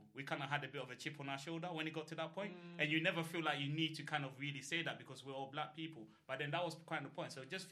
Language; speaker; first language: English; non-native, local second language; Akan